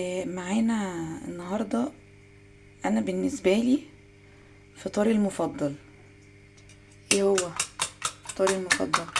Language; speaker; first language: Arabic; native; Arabic